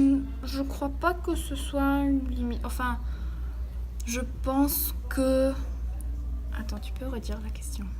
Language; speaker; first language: French; early bilingual, heritage; French